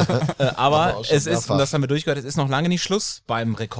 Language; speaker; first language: German; native; German